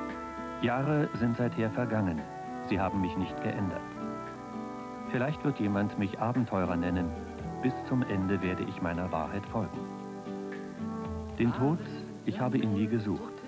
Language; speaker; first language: German; native; German